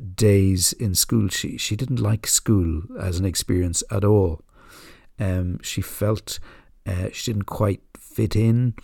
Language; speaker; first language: English; native; English